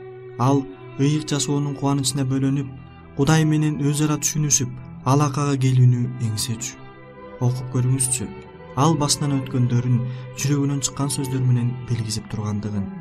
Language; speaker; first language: Kyrgyz; native; Kyrgyz